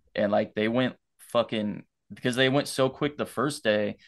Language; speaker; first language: English; native; English